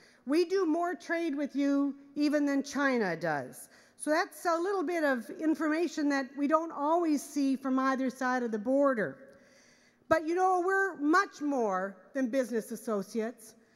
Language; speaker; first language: English; native; English